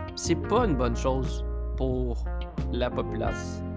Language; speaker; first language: French; native; French